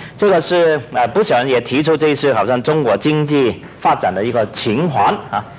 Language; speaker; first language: Chinese; non-native, local second language; Cantonese